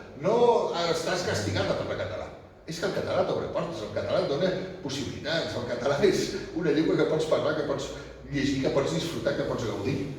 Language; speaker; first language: Catalan; non-native, local second language; Spanish